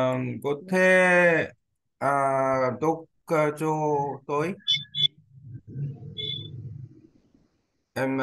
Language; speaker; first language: Vietnamese; non-native, learner; Korean